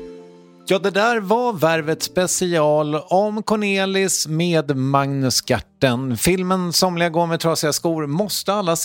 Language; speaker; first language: Swedish; native; Swedish